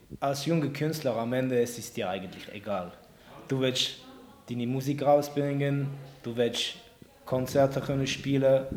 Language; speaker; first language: German; non-native, local second language; French